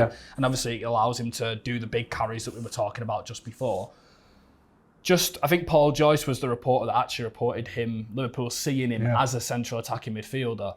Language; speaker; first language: English; native; English